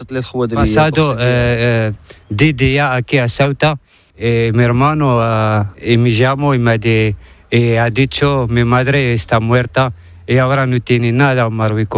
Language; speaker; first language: Spanish; non-native, learner; Arabic